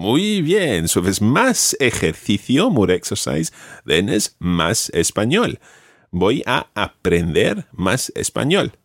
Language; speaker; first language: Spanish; non-native, fluent; English